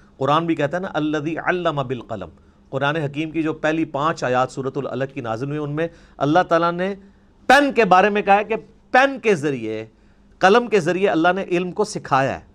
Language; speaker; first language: Urdu; non-native, local second language; Punjabi